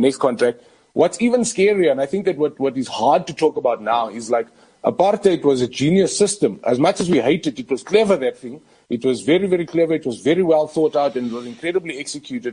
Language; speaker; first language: English; native; English